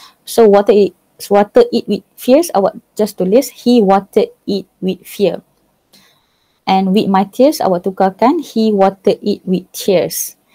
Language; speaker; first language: English; non-native, local second language; Malay